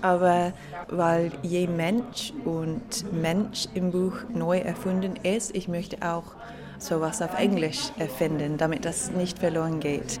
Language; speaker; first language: German; non-native, fluent; English